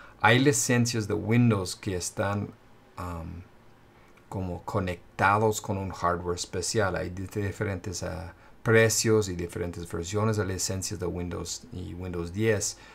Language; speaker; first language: Spanish; non-native, fluent; English